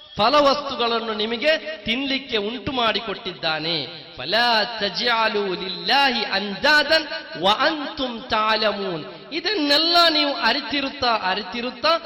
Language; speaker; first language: Kannada; non-native, local second language; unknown